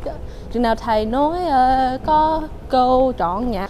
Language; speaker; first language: Vietnamese; early bilingual, heritage; Vietnamese